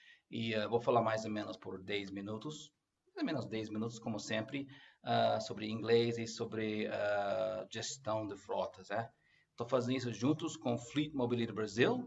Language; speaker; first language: Portuguese; non-native, learner; English